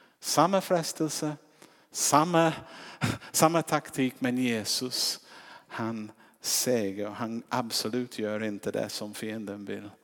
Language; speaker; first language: Swedish; non-native, fluent; English